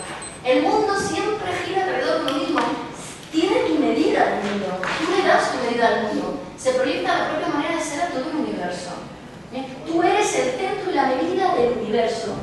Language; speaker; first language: Spanish; native; Spanish